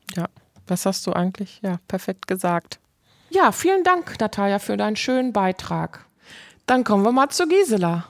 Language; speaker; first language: German; native; German